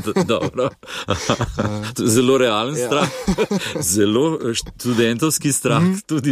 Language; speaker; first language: Slovenian; native; Slovenian